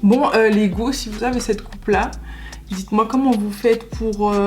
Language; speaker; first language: French; native; French